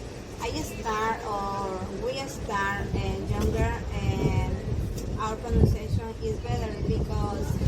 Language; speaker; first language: English; non-native, learner; Spanish